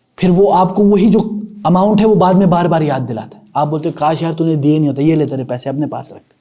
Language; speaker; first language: Urdu; non-native, local second language; Punjabi